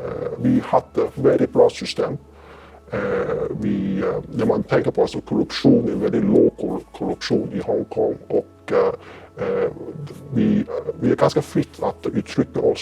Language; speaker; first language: Swedish; non-native, fluent; Cantonese